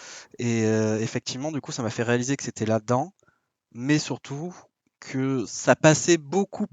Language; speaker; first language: French; native; French